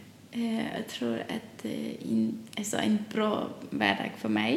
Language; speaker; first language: Swedish; non-native, learner; Faroese